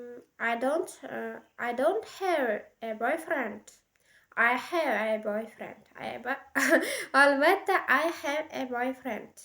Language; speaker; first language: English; non-native, learner; Uzbek